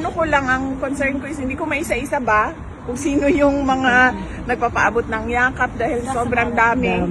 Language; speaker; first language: Filipino; native; Filipino